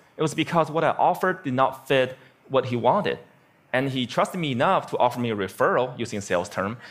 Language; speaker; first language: English; non-native, fluent; Chinese